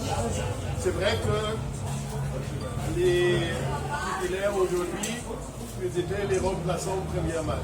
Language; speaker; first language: French; non-native, fluent; German